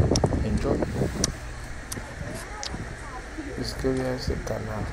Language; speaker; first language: Spanish; early bilingual, heritage; English